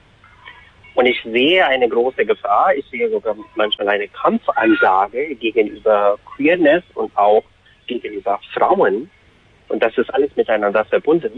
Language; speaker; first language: German; non-native, fluent; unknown